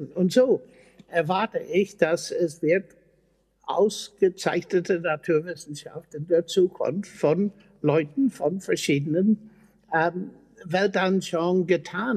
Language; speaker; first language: German; non-native, fluent; English